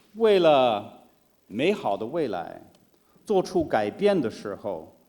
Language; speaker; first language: Chinese; non-native, fluent; English